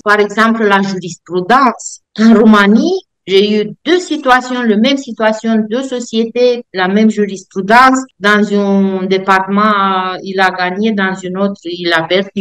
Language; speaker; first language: French; non-native, fluent; Romanian